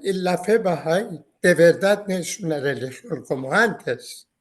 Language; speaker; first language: Spanish; non-native, fluent; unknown